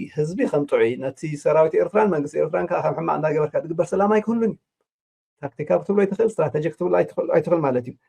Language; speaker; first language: Tigrinya; native; Tigrinya